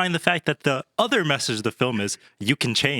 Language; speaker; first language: English; native; English